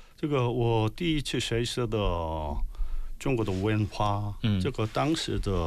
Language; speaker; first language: Chinese; non-native, learner; Korean